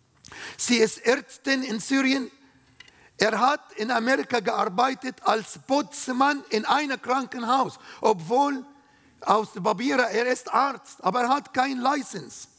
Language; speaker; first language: German; non-native, learner; Arabic